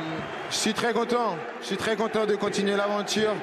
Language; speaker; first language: French; native; French